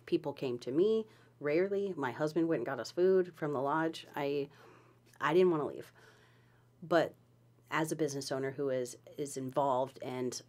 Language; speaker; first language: English; native; English